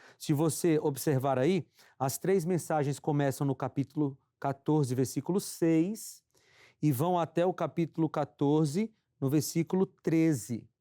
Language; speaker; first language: Portuguese; native; Portuguese